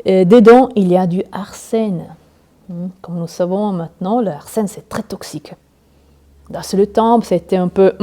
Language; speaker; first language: French; non-native, learner; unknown